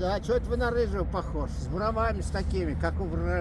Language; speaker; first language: Russian; native; Russian